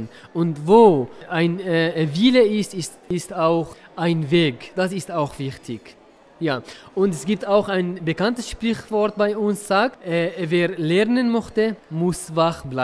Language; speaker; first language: German; non-native, fluent; Arabic